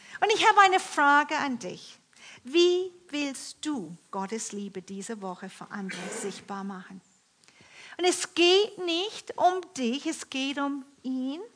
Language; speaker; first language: German; non-native, fluent; English